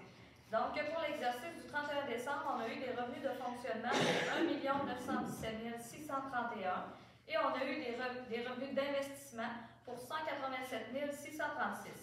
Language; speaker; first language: French; native; French